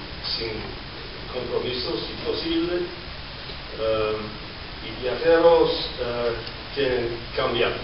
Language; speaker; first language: Spanish; non-native, learner; English